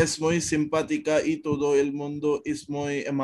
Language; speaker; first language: Spanish; non-native, learner; Hindi